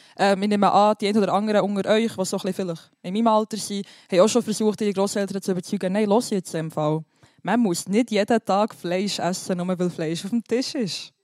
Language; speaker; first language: German; early bilingual, other home language; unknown